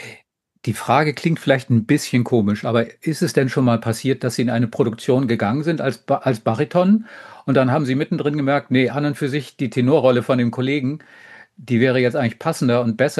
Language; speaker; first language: German; native; German